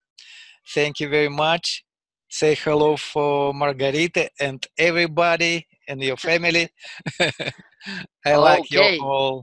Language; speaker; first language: English; non-native, learner; Russian